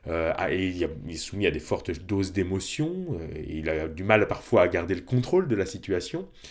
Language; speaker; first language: French; native; French